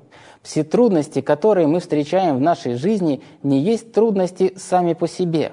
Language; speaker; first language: Russian; native; Russian